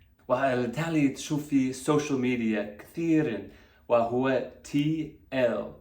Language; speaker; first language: Arabic; non-native, fluent; English